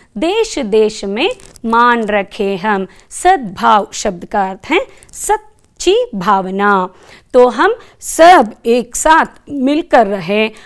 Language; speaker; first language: Hindi; non-native, local second language; Kannada